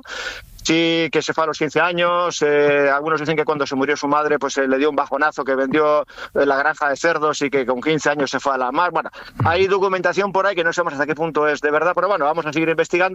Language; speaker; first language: Spanish; native; Spanish